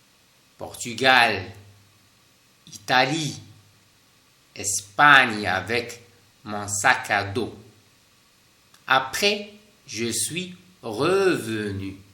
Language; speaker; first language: French; non-native, fluent; Spanish